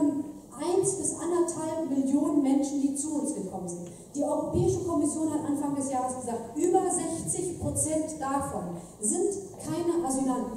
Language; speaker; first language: German; native; German